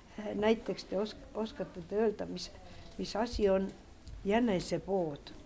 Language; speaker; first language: Estonian; native; Estonian